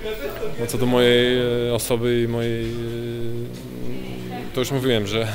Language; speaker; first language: Polish; native; Polish